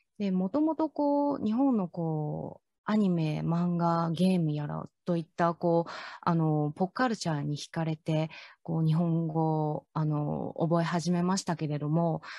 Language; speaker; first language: Japanese; non-native, fluent; Chinese